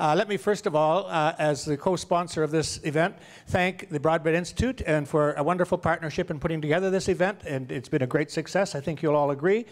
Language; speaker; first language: English; native; English